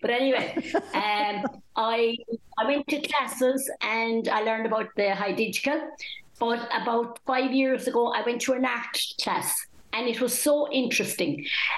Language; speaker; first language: English; native; English